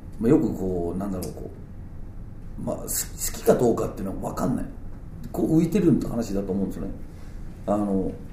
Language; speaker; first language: Japanese; non-native, fluent; Danish